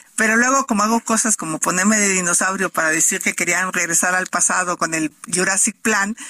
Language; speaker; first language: Spanish; native; Spanish